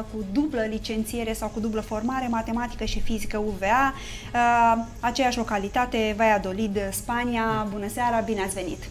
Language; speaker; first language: Romanian; native; Romanian